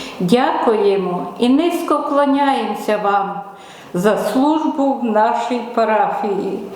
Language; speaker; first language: Ukrainian; native; Ukrainian